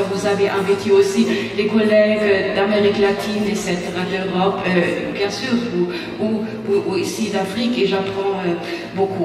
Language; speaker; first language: French; non-native, fluent; German